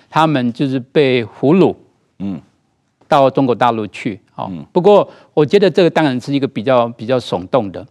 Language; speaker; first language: Chinese; native; Chinese